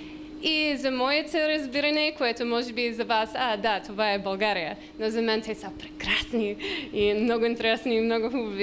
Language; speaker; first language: Bulgarian; non-native, learner; English